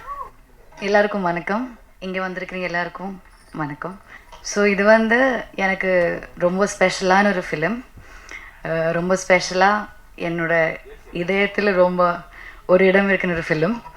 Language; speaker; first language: Tamil; non-native, learner; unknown